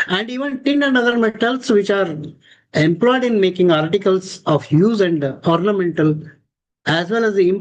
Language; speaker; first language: English; non-native, local second language; Kannada